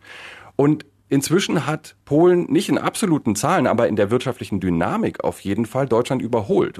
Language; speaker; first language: German; native; German